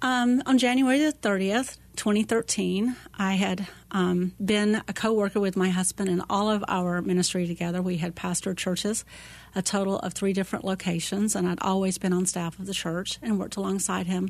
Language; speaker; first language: English; native; English